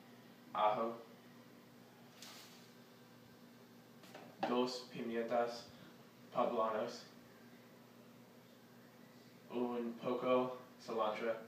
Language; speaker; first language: Spanish; non-native, learner; English